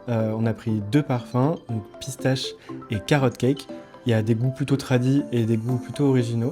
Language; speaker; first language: French; native; French